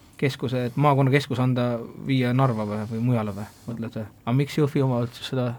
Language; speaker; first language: Estonian; native; Estonian